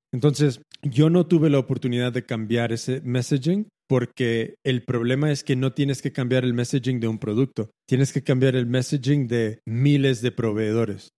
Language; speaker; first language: Spanish; early bilingual, heritage; Spanish